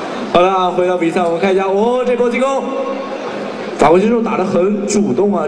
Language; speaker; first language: Chinese; native; Chinese